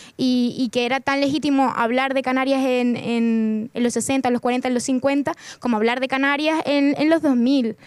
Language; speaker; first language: Spanish; native; Spanish